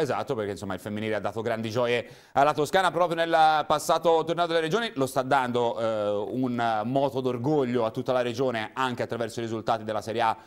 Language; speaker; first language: Italian; native; Italian